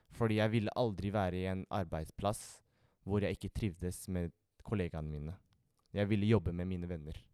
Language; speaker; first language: Norwegian; early bilingual, other home language; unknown